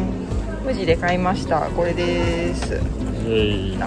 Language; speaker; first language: Japanese; native; Japanese